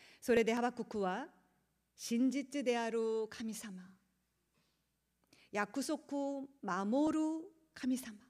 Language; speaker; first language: Japanese; non-native, learner; Korean